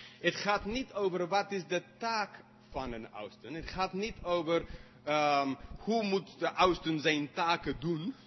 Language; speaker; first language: Dutch; non-native, fluent; English